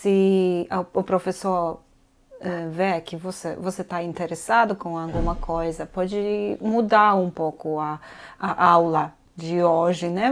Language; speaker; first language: Portuguese; non-native, fluent; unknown